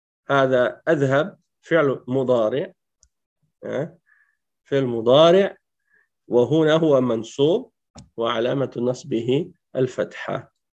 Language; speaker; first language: Arabic; non-native, fluent; French